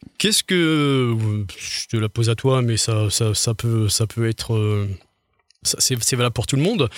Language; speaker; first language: French; native; French